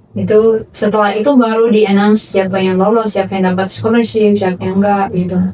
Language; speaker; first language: Indonesian; non-native, fluent; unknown